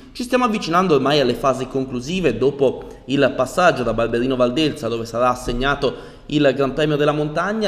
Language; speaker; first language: Italian; native; Italian